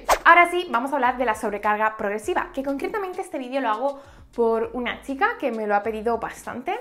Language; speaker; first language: Spanish; native; Spanish